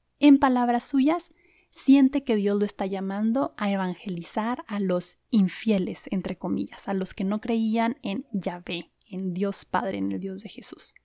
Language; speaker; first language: Spanish; native; Spanish